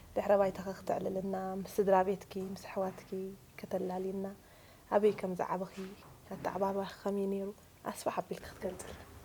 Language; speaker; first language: Tigrinya; native; Tigrinya